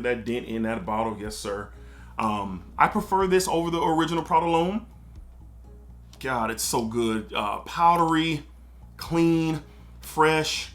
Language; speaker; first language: English; native; English